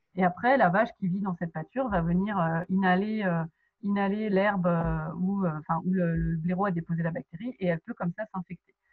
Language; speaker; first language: French; native; French